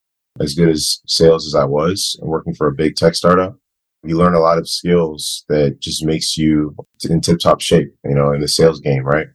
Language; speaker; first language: English; non-native, local second language; Akan